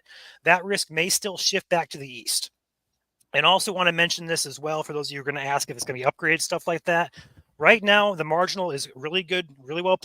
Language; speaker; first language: English; native; English